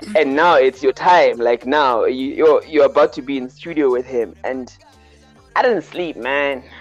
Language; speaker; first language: English; early bilingual, other home language; Xhosa